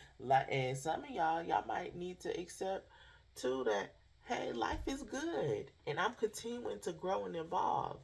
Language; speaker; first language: English; native; English